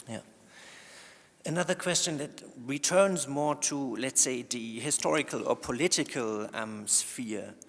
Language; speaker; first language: English; non-native, fluent; German